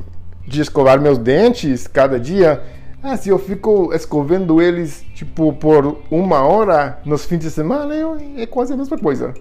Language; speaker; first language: Portuguese; non-native, fluent; English